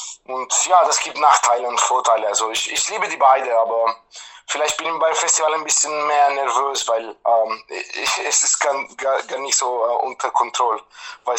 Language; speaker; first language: German; non-native, fluent; Italian